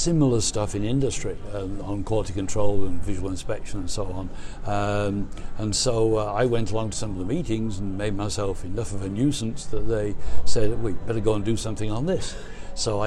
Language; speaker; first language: English; native; English